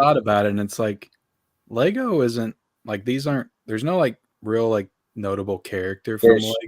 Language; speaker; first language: English; native; English